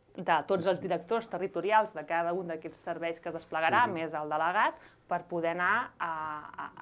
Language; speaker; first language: Catalan; native; Catalan